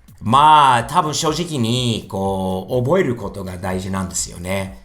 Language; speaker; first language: Japanese; non-native, fluent; English